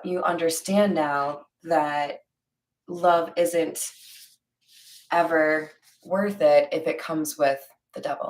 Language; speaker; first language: English; native; English